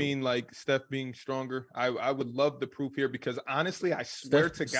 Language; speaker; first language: English; native; English